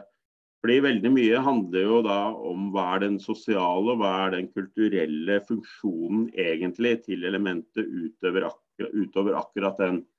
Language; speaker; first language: Norwegian; native; Norwegian